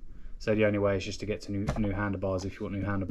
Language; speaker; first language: English; native; English